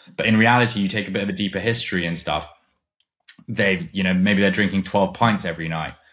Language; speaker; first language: English; non-native, fluent; German